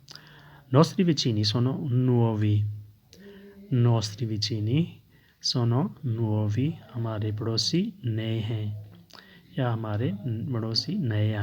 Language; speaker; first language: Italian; non-native, learner; Urdu